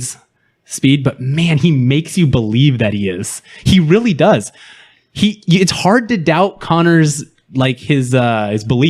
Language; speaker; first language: English; native; English